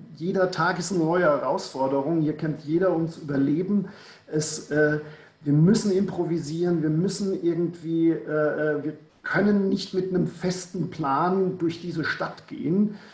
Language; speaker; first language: German; native; German